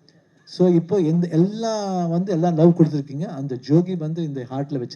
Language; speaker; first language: Tamil; non-native, local second language; Kannada